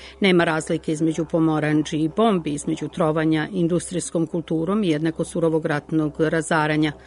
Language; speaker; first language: Serbian; native; Serbian